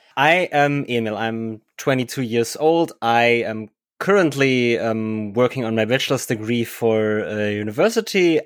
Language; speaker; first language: English; non-native, fluent; German